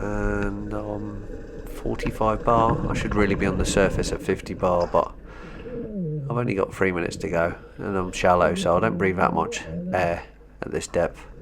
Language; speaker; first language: English; native; English